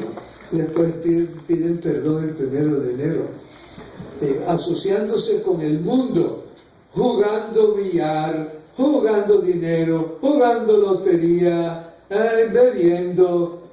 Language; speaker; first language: Spanish; native; Spanish